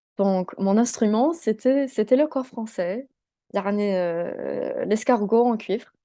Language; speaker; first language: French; non-native, local second language; English